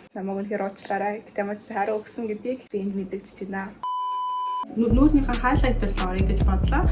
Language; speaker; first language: Mongolian; early bilingual, heritage; Mongolian